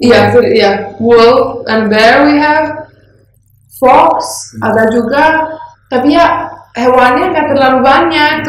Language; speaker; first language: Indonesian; non-native, fluent; Romanian